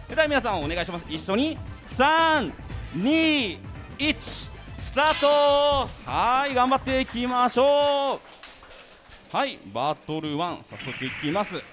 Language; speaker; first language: Japanese; native; Japanese